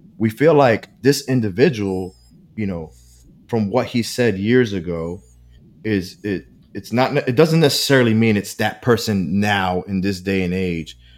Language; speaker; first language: English; early bilingual, other home language; Spanish